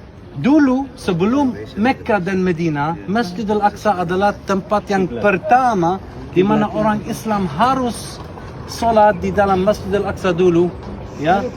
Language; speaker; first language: Indonesian; non-native, fluent; Arabic